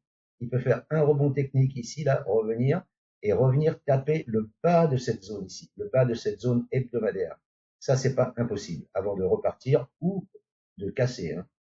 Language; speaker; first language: French; native; French